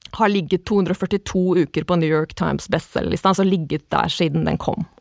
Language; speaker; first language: Norwegian; native; Norwegian